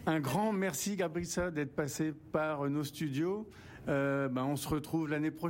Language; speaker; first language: French; native; French